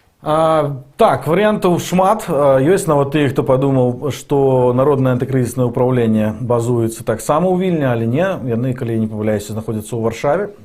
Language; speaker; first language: Belarusian; non-native, local second language; Russian